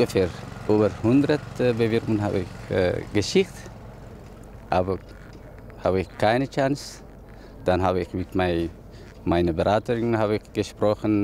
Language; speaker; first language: German; non-native, learner; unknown